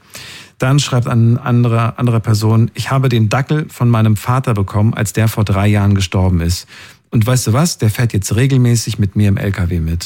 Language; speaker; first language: German; native; German